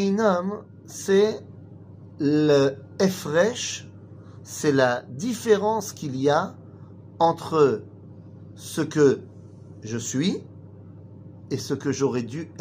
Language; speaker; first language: French; native; French